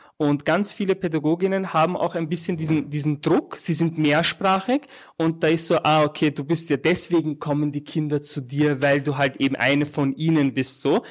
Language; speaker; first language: German; early bilingual, other home language; Turkish